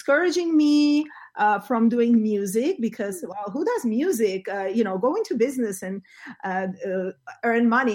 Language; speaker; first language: English; non-native, fluent; Armenian